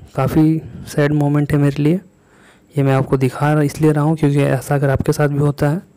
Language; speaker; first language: Hindi; native; Hindi